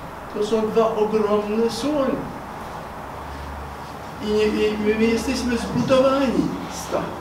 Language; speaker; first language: Polish; non-native, fluent; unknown